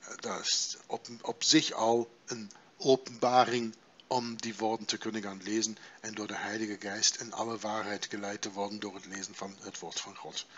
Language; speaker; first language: Dutch; non-native, fluent; German